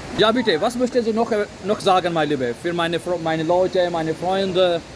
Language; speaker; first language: German; non-native, learner; Urdu